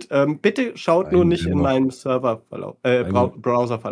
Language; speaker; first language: German; native; German